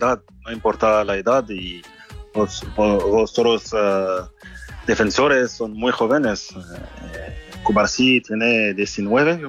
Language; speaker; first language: Spanish; non-native, learner; French